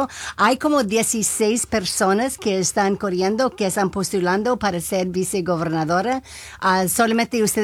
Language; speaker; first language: Spanish; non-native, local second language; English